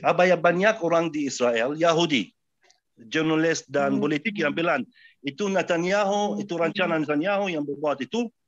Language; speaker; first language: Indonesian; non-native, fluent; Arabic